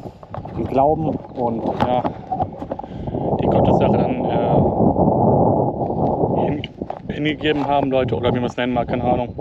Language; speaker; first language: German; native; German